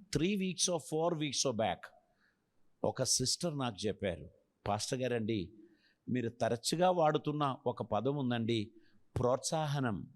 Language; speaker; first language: Telugu; non-native, fluent; Malayalam